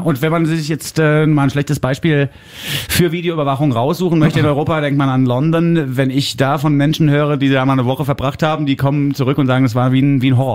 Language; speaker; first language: German; native; German